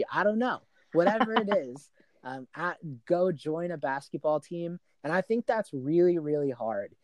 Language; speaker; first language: English; native; English